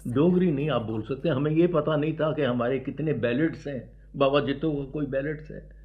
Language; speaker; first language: Hindi; native; Hindi